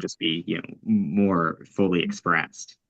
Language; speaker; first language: English; native; English